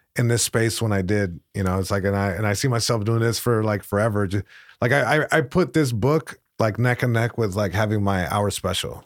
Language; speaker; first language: English; early bilingual, other home language; Spanish